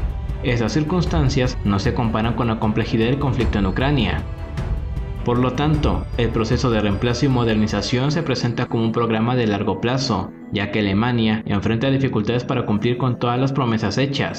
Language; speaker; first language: Spanish; native; Spanish